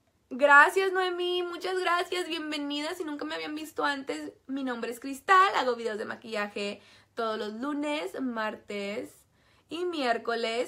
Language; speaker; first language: Spanish; native; Spanish